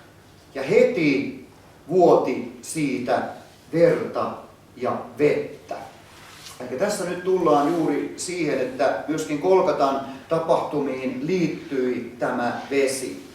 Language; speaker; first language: Finnish; native; Finnish